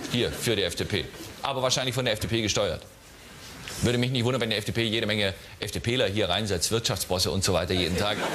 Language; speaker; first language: German; native; German